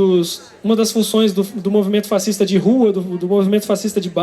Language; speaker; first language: Portuguese; native; Portuguese